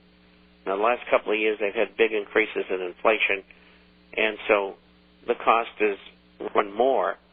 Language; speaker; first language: English; native; English